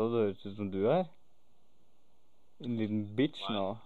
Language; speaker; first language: Norwegian; native; Norwegian